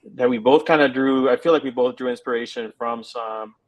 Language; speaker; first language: English; native; English